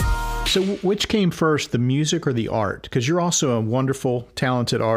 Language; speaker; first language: English; native; English